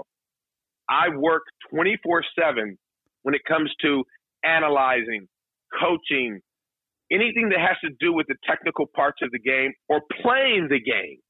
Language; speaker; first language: English; native; English